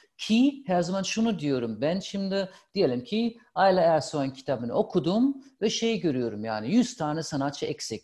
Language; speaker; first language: Turkish; non-native, fluent; German